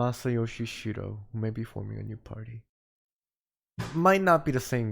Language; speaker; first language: English; native; English